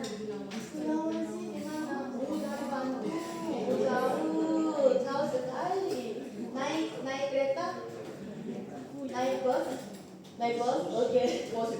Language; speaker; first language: Indonesian; non-native, learner; Korean